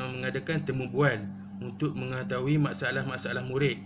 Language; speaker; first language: Malay; native; Malay